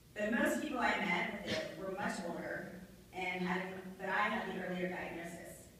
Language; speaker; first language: English; native; English